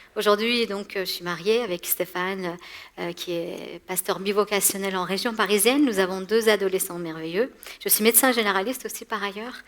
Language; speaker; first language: French; early bilingual, other home language; Persian